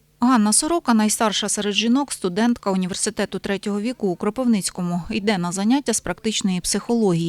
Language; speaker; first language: Ukrainian; native; Ukrainian